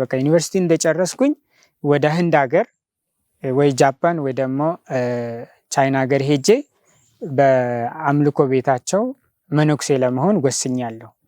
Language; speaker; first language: Amharic; early bilingual, heritage; Italian